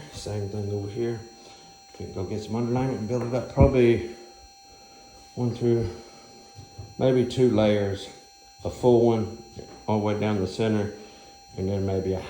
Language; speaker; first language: English; native; English